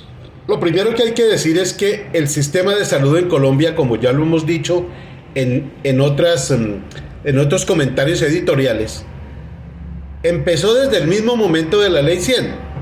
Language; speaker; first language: Spanish; native; Spanish